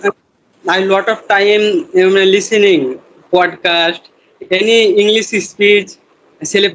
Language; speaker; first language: English; non-native, learner; Bangla